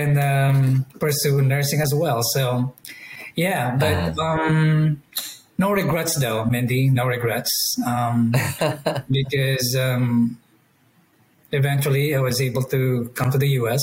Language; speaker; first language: English; non-native, local second language; Iloko